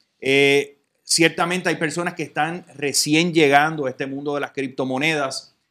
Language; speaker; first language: Spanish; native; Spanish